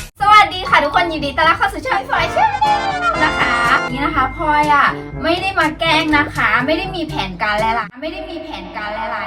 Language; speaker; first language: Thai; native; Thai